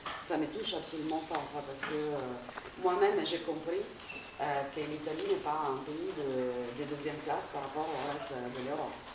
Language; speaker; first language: French; non-native, fluent; Italian